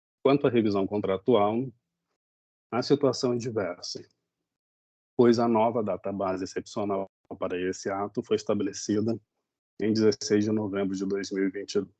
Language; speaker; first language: Portuguese; native; Portuguese